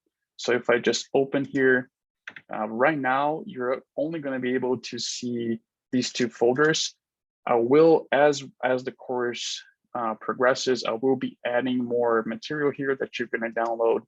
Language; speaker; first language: English; non-native, fluent; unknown